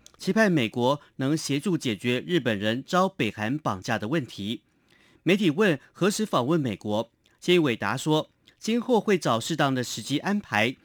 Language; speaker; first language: Chinese; non-native, local second language; Hakka Chinese